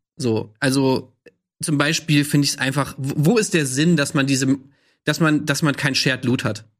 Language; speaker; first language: German; native; German